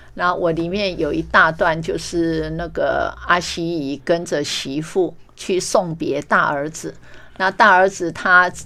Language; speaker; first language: Chinese; native; Chinese